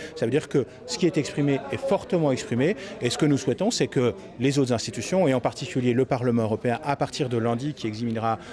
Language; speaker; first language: French; native; French